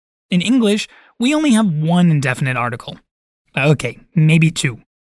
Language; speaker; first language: English; native; English